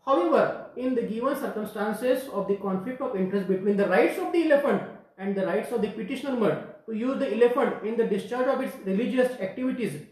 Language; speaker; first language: English; non-native, local second language; Marathi